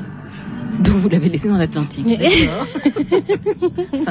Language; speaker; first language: French; native; French